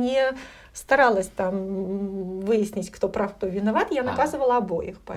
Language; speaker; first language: Russian; native; Russian